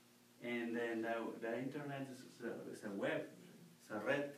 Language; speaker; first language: English; non-native, learner; Spanish